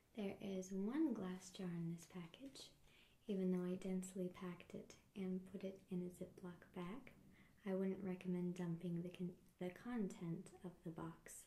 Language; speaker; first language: English; native; English